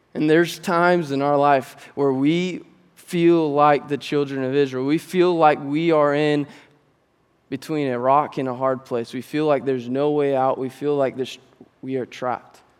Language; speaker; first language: English; native; English